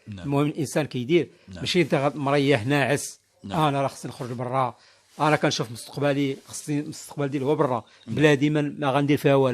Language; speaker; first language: Arabic; native; Arabic